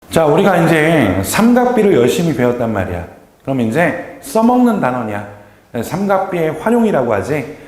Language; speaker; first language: Korean; native; Korean